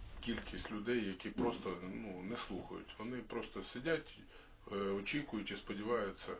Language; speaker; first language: Ukrainian; non-native, local second language; Russian